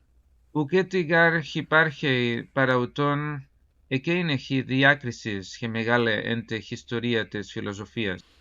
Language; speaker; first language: Greek; non-native, fluent; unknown